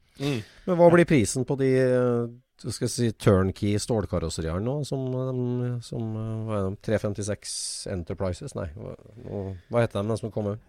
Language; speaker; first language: Norwegian; native; Norwegian